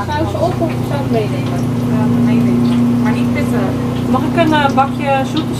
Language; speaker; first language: Dutch; native; Dutch